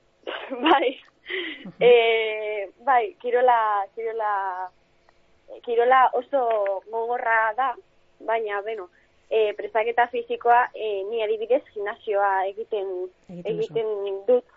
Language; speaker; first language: Basque; non-native, local second language; Spanish